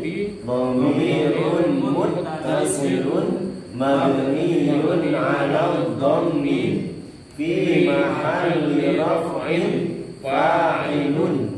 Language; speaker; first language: Arabic; non-native, fluent; Indonesian